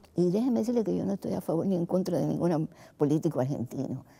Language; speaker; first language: Spanish; native; Spanish